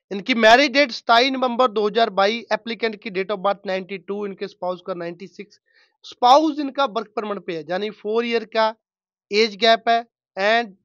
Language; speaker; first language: Hindi; non-native, local second language; Punjabi